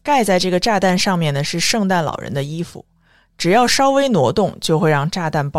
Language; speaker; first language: Chinese; native; Chinese